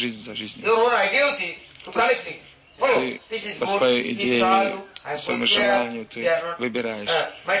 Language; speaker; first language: Russian; non-native, learner; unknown